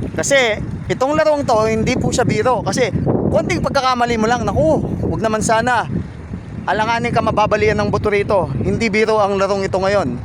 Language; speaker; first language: Filipino; native; Filipino